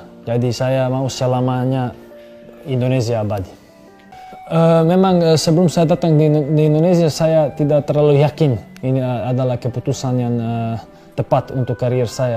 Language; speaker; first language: Indonesian; non-native, fluent; Serbian